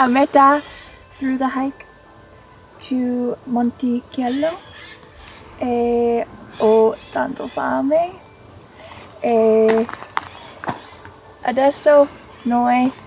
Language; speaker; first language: Italian; non-native, learner; English